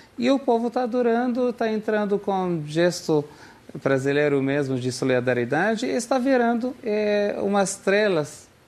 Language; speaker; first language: Portuguese; non-native, fluent; Arabic